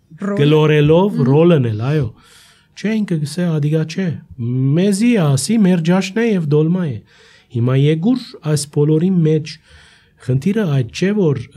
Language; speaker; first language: Armenian; early bilingual, heritage; Armenian